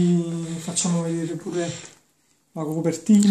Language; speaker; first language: Italian; native; Italian